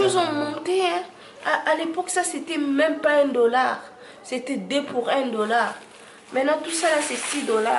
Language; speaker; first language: French; non-native, local second language; Lingala